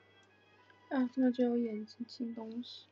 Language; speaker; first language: Chinese; native; Chinese